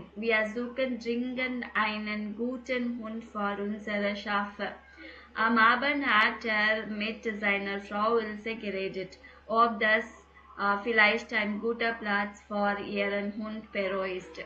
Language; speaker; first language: German; non-native, fluent; Tamil